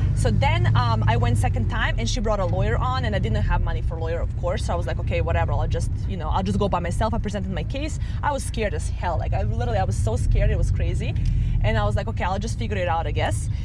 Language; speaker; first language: English; non-native, fluent; Serbian